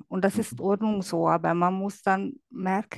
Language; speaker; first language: German; non-native, fluent; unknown